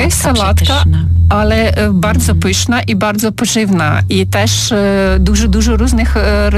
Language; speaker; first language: Polish; non-native, fluent; Ukrainian